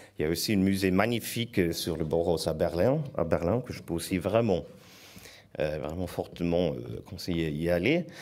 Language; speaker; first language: French; non-native, fluent; German